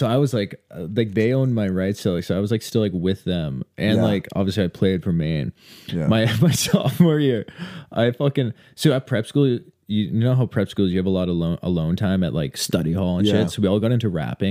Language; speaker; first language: English; native; English